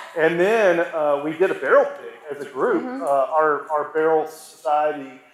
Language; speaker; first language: English; native; English